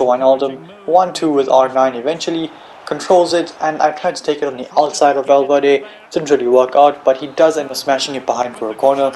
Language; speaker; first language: English; native; English